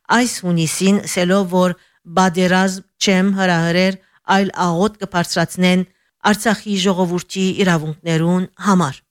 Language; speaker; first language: Armenian; early bilingual, heritage; Armenian